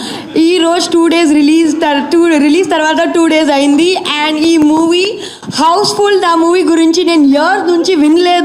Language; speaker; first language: Telugu; non-native, learner; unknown